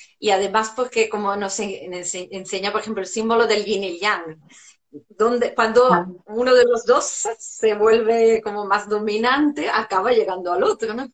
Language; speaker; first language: Spanish; non-native, fluent; Italian